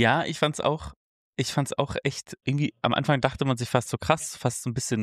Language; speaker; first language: German; native; German